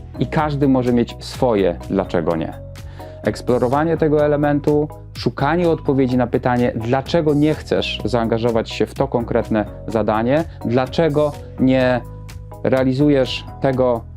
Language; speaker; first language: Polish; native; Polish